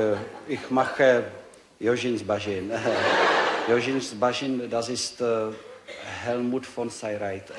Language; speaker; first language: German; non-native, learner; Czech